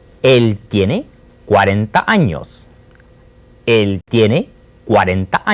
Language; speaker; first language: Spanish; non-native, fluent; English